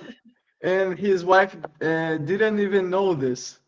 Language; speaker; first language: English; non-native, learner; Portuguese